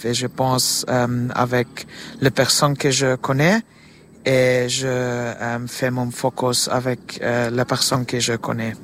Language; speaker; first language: French; non-native, learner; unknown